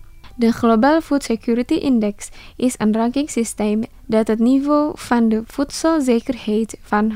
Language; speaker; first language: Dutch; non-native, fluent; Indonesian